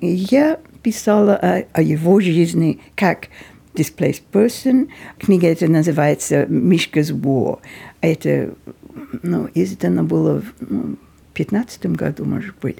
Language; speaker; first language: Russian; non-native, fluent; English